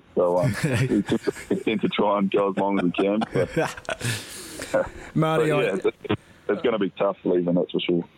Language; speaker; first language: English; native; English